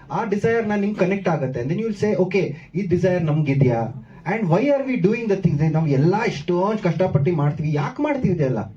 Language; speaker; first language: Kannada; non-native, local second language; Marathi